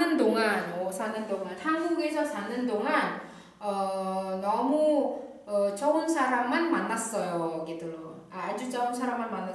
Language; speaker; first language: Korean; non-native, fluent; Indonesian